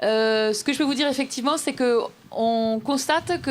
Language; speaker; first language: French; native; French